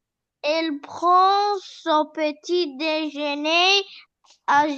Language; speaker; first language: French; non-native, learner; Arabic